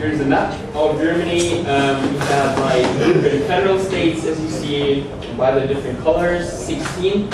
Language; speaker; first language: English; non-native, fluent; German